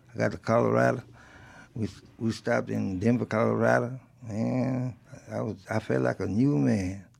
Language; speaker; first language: English; early bilingual, other home language; French